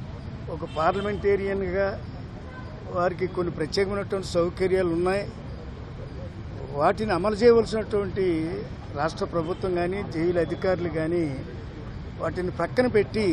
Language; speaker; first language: Telugu; native; Telugu